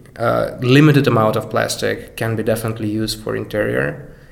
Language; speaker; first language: English; non-native, fluent; Ukrainian